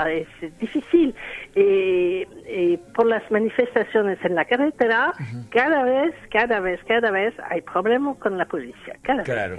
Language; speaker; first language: Spanish; non-native, learner; French